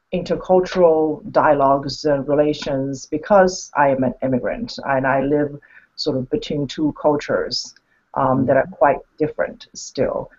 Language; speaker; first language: English; non-native, fluent; Chinese